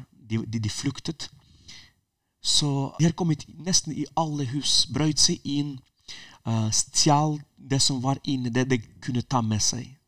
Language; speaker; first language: Norwegian; non-native, fluent; Ukrainian